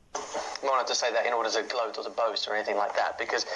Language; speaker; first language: English; native; English